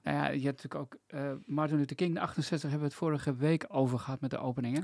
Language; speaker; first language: Dutch; native; Dutch